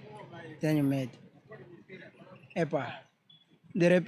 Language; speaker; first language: Portuguese; non-native, local second language; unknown